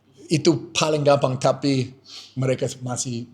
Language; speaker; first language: Indonesian; non-native, fluent; English